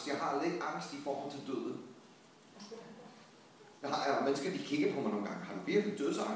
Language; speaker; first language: Danish; non-native, fluent; English